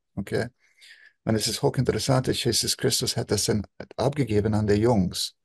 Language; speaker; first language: German; non-native, fluent; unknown